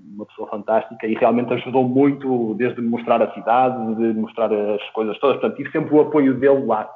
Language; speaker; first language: Portuguese; native; Portuguese